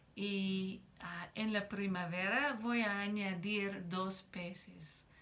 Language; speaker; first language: Spanish; non-native, fluent; English